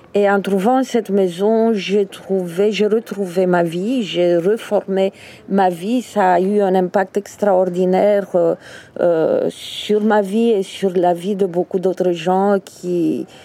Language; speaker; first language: French; early bilingual, other home language; Romanian